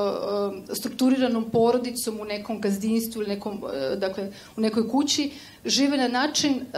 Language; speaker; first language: Serbian; native; Serbian